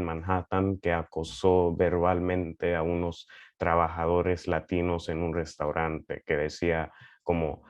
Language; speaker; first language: Spanish; early bilingual, heritage; Spanish